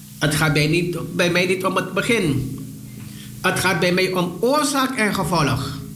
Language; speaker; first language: Dutch; native; Dutch